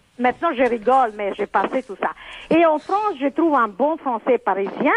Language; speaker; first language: French; non-native, fluent; Serbian